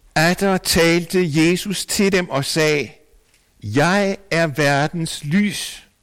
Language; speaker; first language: Danish; native; Danish